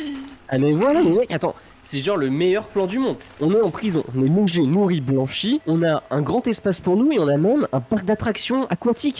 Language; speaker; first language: French; native; French